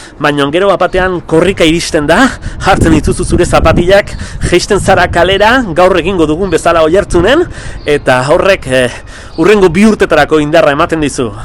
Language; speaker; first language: Basque; native; Basque